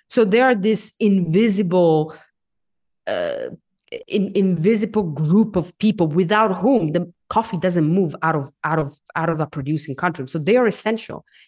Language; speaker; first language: English; non-native, fluent; Italian